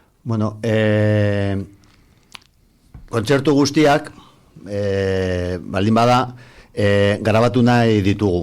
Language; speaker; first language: Basque; non-native, local second language; Spanish